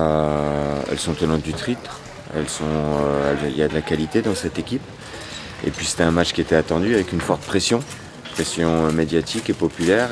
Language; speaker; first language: French; native; French